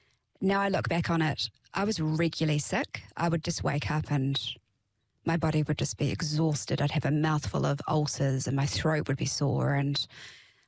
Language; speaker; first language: English; native; English